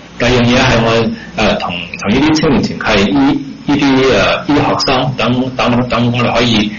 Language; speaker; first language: Chinese; early bilingual, heritage; Cantonese